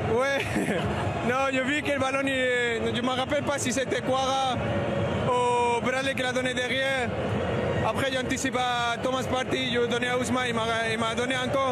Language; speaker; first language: French; non-native, fluent; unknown